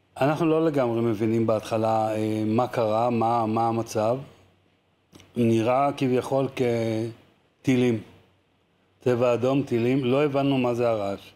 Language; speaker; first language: Hebrew; native; Hebrew